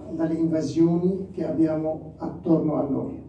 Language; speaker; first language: Italian; non-native, fluent; Arabic